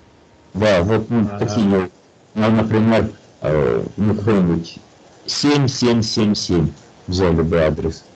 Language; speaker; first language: Russian; native; Russian